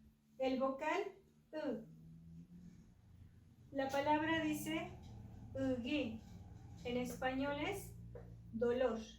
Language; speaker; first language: Spanish; non-native, local second language; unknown